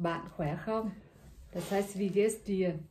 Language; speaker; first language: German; non-native, learner; Vietnamese